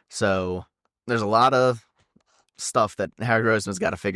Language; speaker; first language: English; native; English